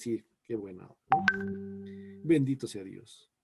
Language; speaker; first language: Spanish; native; Spanish